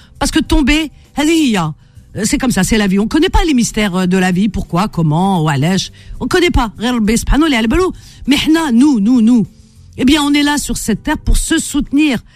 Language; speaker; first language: French; native; French